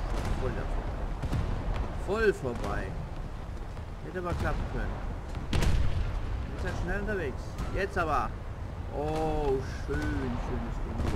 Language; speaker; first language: German; native; German